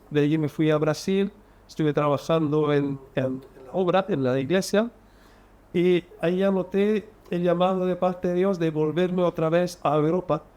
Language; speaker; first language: Spanish; early bilingual, heritage; Spanish